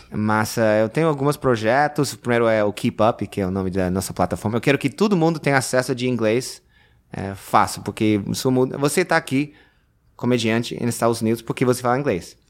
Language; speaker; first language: Portuguese; non-native, fluent; English